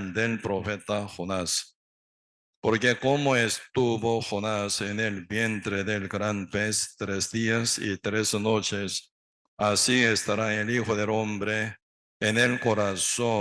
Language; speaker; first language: Spanish; non-native, learner; Korean